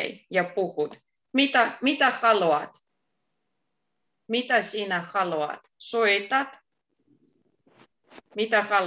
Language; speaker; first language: Finnish; non-native, fluent; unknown